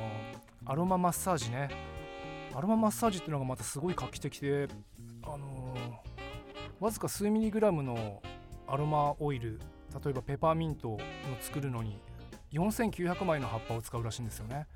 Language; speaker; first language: Japanese; native; Japanese